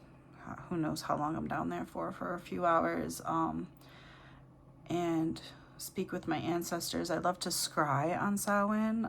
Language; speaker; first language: English; native; English